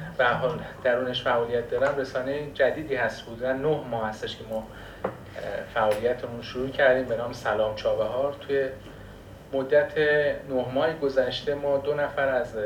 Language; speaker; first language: Persian; non-native, local second language; Baluchi